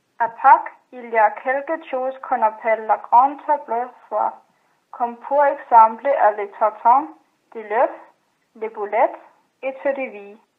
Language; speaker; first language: French; non-native, learner; Danish